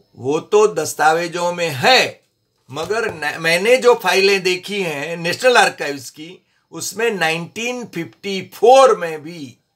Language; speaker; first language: Hindi; non-native, local second language; Gujarati